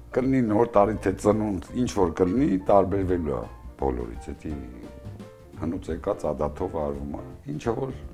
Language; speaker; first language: Armenian; native; Armenian